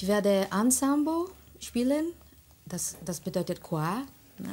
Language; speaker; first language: German; non-native, learner; Portuguese